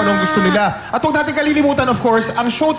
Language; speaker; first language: Filipino; native; Filipino